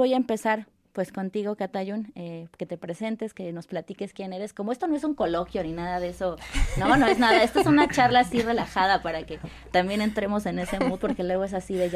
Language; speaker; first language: Spanish; native; Spanish